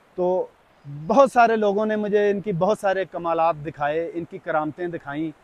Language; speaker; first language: Urdu; native; Urdu